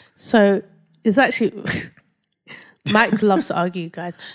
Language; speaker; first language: English; early bilingual, other home language; Yoruba